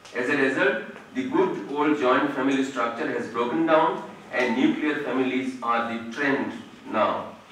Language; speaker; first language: English; non-native, local second language; Odia